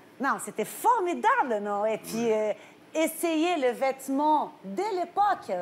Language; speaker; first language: French; non-native, fluent; Portuguese